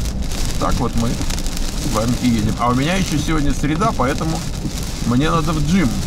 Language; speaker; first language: Russian; native; Russian